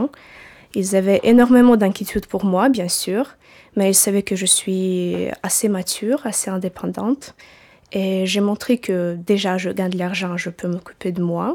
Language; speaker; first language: French; non-native, fluent; Ukrainian